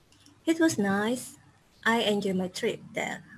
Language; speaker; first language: English; non-native, fluent; Indonesian